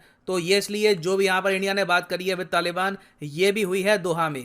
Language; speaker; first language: Hindi; native; Hindi